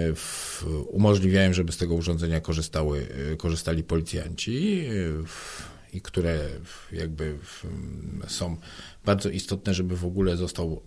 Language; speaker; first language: Polish; native; Polish